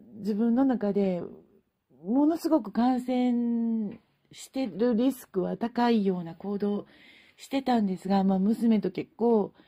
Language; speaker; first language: Japanese; native; Japanese